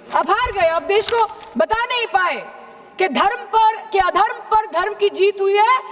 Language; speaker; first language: Hindi; non-native, local second language; Bangla